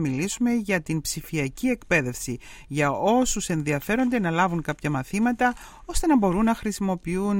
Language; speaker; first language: Greek; native; Greek